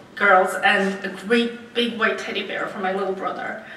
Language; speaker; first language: English; early bilingual, other home language; Romanian